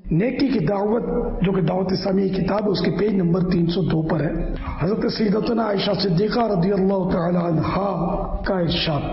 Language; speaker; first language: Urdu; native; Urdu